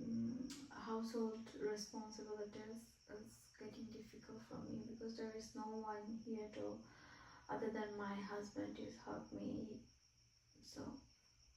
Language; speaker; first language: English; non-native, fluent; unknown